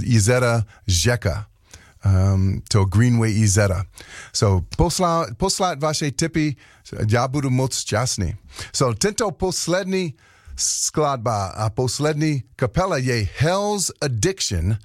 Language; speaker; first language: Czech; non-native, learner; English